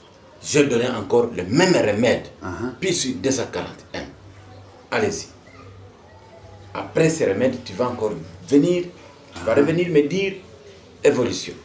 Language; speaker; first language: French; non-native, local second language; Swahili